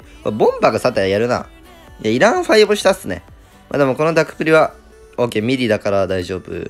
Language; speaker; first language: Japanese; native; Japanese